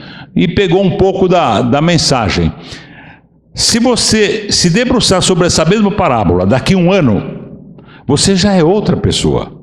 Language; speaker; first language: Portuguese; native; Portuguese